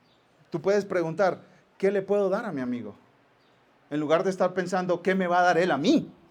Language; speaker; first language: Spanish; native; Spanish